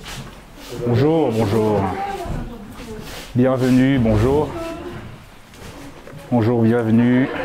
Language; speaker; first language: French; native; French